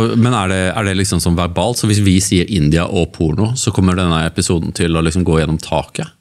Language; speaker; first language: Norwegian; native; Norwegian